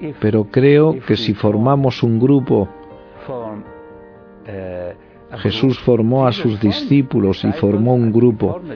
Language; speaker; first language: Spanish; non-native, fluent; Arabic